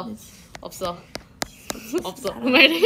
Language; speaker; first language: Korean; non-native, fluent; Thai